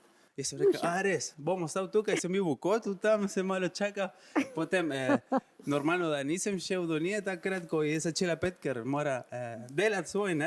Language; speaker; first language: Slovenian; non-native, fluent; Spanish